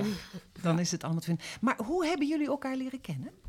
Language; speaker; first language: Dutch; native; Dutch